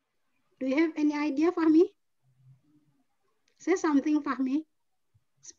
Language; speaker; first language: English; non-native, fluent; Indonesian